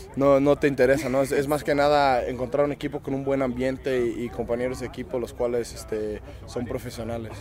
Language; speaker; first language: Spanish; early bilingual, other home language; English